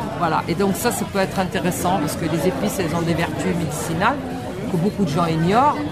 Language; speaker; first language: French; non-native, local second language; Arabic